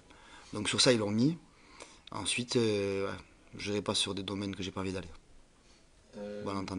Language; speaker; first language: French; native; French